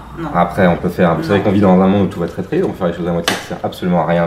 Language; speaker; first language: French; native; French